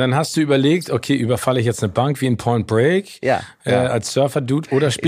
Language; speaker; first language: German; native; German